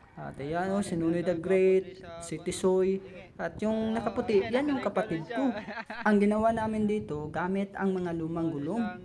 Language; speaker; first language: Filipino; non-native, local second language; Cebuano